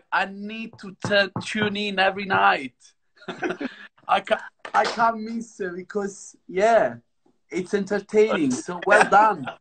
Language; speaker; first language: English; non-native, fluent; Italian